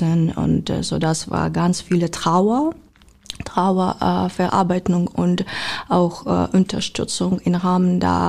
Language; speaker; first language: German; non-native, fluent; Ukrainian